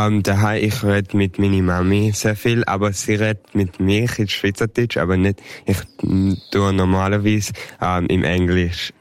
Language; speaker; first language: German; early bilingual, heritage; English